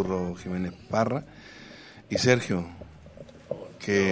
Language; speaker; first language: Spanish; native; Spanish